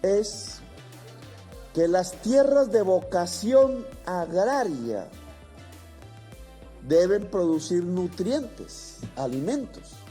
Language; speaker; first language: Spanish; native; Spanish